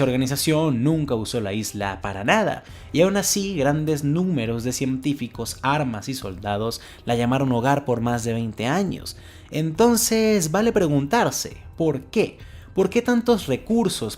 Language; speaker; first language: Spanish; native; Spanish